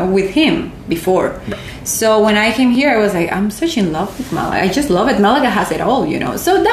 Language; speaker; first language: English; non-native, fluent; Spanish